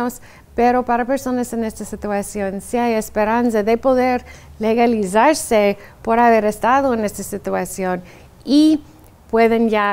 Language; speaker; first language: Spanish; non-native, fluent; English